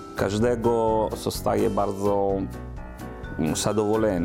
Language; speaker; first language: Polish; non-native, learner; Italian